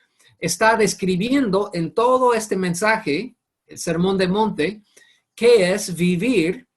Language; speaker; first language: Spanish; non-native, fluent; English